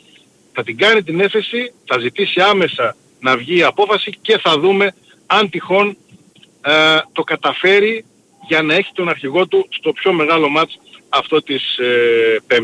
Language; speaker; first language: Greek; native; Greek